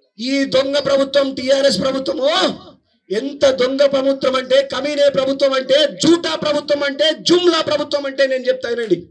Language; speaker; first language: Telugu; native; Telugu